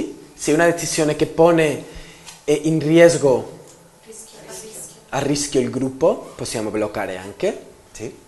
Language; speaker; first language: Italian; non-native, learner; Spanish